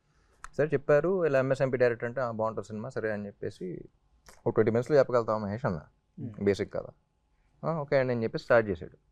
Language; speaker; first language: Telugu; native; Telugu